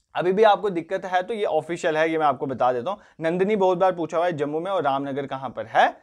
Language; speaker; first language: Hindi; non-native, local second language; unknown